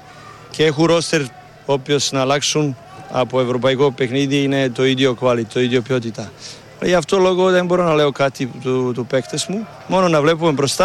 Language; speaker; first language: Greek; non-native, learner; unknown